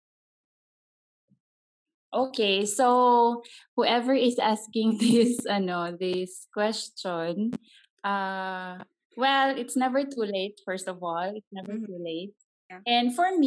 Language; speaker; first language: English; non-native, local second language; Cebuano